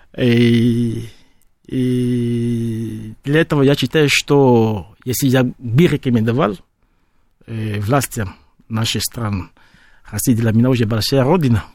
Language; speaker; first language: Russian; non-native, fluent; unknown